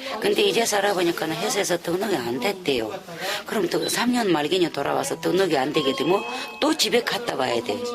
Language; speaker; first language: Korean; early bilingual, heritage; Korean